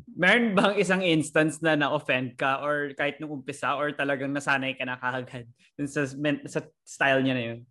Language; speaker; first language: Filipino; native; Filipino